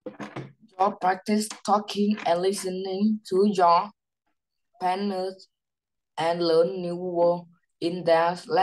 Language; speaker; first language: English; non-native, learner; Vietnamese